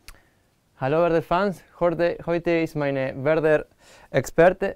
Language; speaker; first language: German; non-native, learner; Spanish